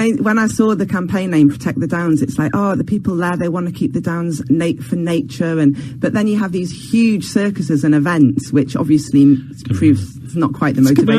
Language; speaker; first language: English; native; English